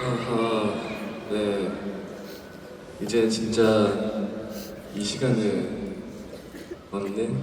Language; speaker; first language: Korean; non-native, learner; Chinese